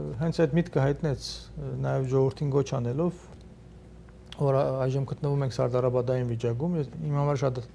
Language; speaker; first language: Armenian; early bilingual, heritage; Armenian